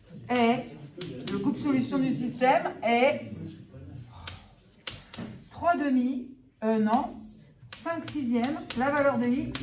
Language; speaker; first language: French; native; French